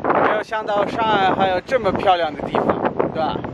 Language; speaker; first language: Chinese; non-native, fluent; German